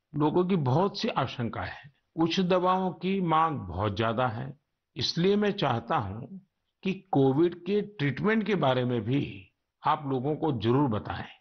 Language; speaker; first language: Hindi; non-native, local second language; Gujarati